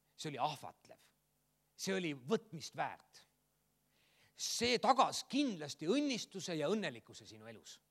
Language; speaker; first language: Estonian; native; Estonian